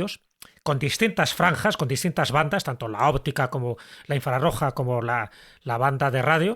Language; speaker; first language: Spanish; native; Spanish